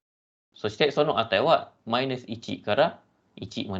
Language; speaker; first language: Japanese; non-native, fluent; Malay